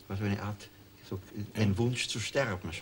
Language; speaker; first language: German; native; German